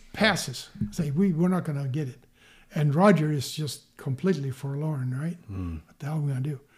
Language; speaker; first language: English; non-native, fluent; Swedish